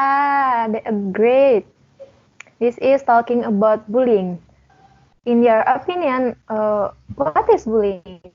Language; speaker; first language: English; non-native, learner; Indonesian